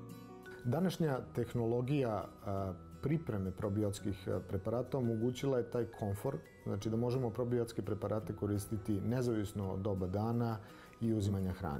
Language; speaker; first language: Serbian; native; Serbian